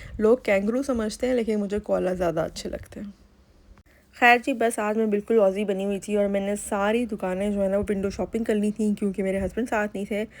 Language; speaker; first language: Urdu; native; Urdu